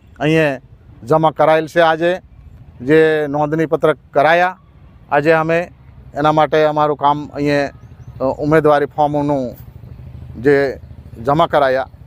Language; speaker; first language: Gujarati; non-native, local second language; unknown